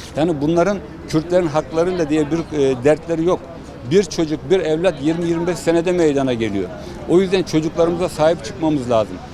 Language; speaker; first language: Turkish; early bilingual, heritage; Turkish